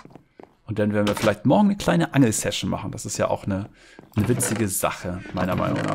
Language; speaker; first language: German; native; German